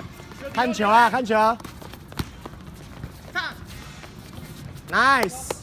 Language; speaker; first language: Chinese; native; Chinese